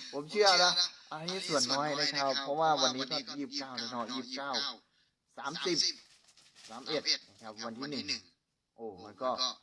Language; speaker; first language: Thai; native; Thai